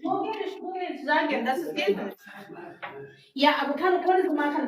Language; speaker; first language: German; non-native, learner; Oromo